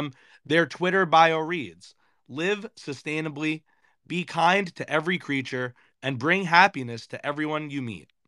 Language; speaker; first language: English; native; English